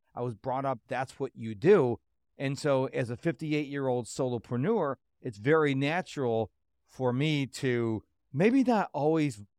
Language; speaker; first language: English; early bilingual, other home language; Polish